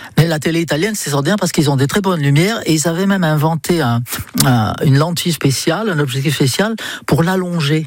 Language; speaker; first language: French; non-native, fluent; English